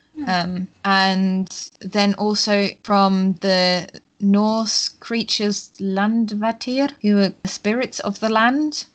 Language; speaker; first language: English; non-native, fluent; German